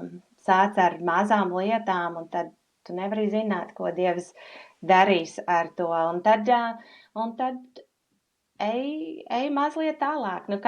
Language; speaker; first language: Latvian; non-native, fluent; English